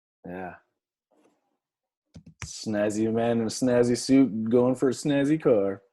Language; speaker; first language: English; native; English